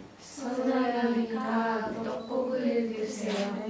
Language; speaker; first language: Korean; non-native, learner; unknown